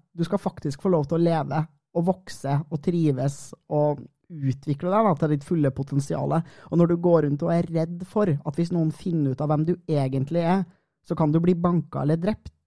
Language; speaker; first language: Norwegian; native; Norwegian